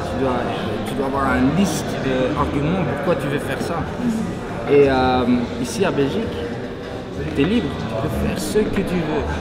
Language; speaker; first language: French; non-native, local second language; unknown